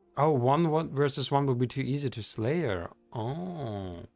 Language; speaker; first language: English; non-native, fluent; German